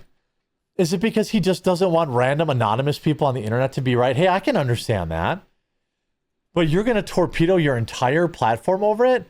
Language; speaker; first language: English; native; English